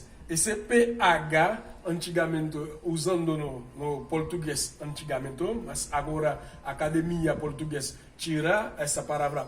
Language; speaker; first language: Portuguese; non-native, fluent; Haitian Creole